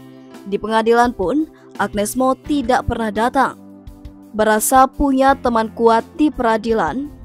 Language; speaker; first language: Indonesian; native; Indonesian